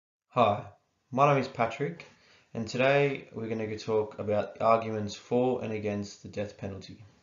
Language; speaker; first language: English; native; English